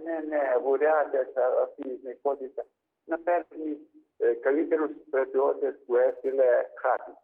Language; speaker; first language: Greek; non-native, learner; Ukrainian